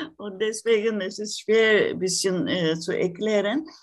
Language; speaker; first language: German; non-native, learner; Turkish